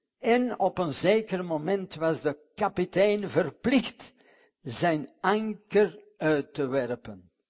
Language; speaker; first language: Dutch; non-native, fluent; English